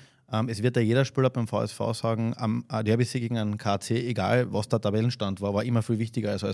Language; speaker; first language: German; native; German